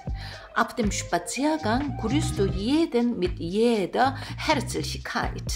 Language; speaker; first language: German; non-native, fluent; Korean